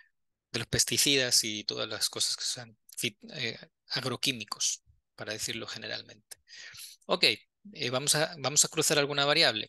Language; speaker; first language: Spanish; native; Spanish